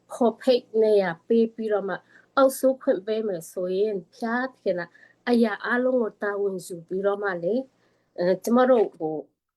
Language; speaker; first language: Burmese; non-native, local second language; Tedim Chin